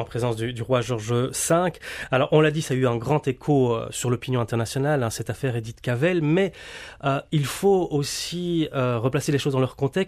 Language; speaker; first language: French; native; French